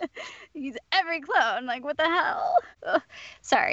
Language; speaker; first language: English; native; English